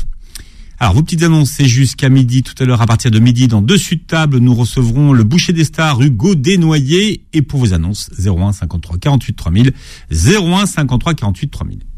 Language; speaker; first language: French; native; French